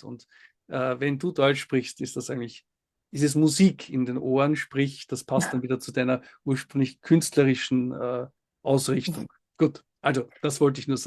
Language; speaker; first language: German; native; German